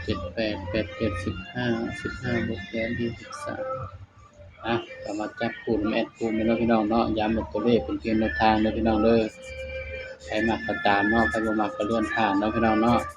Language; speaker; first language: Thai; non-native, local second language; Lao